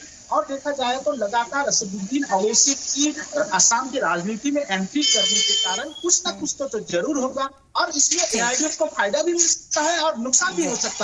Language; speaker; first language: Hindi; non-native, local second language; Assamese